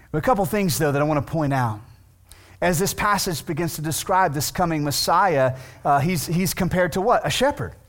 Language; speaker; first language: English; native; English